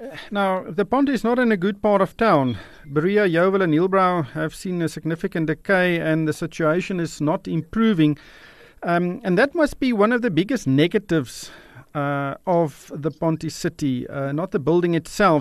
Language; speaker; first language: English; non-native, local second language; Afrikaans